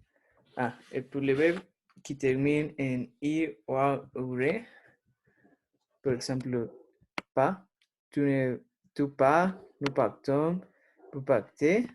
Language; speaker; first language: French; non-native, learner; Spanish